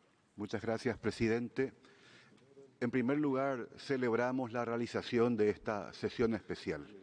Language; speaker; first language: Spanish; native; Spanish